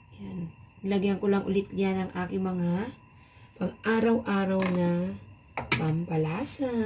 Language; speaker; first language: Filipino; native; Filipino